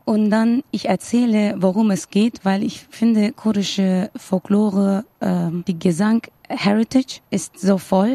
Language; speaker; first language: German; non-native, learner; Kurdish